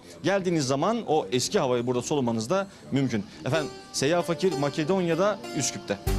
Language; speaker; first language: Turkish; native; Turkish